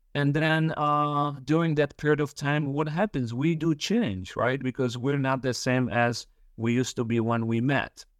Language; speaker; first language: English; early bilingual, other home language; Polish